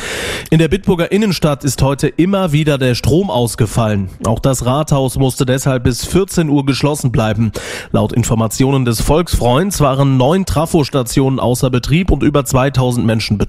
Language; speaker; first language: German; native; German